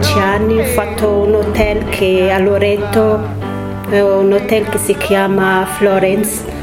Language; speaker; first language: Italian; non-native, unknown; Arabic